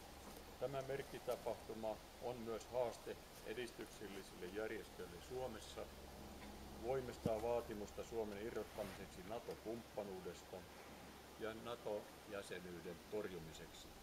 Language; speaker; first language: Finnish; native; Finnish